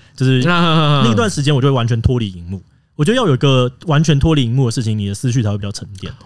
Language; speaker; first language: Chinese; native; Chinese